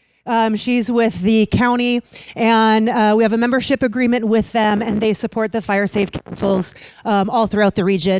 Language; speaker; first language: English; native; English